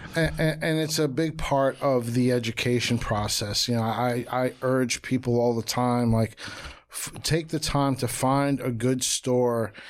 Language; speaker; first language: English; native; English